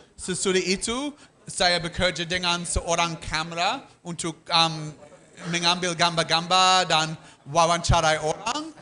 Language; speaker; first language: Indonesian; non-native, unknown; English